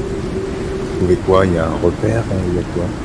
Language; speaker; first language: French; native; French